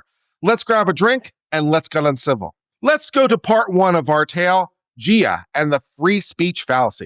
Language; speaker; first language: English; native; English